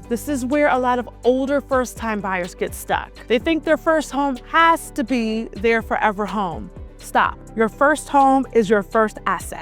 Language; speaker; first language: English; native; English